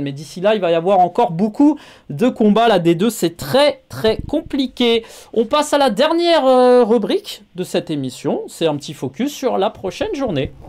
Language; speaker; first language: French; native; French